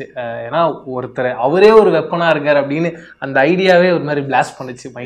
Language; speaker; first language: Tamil; native; Tamil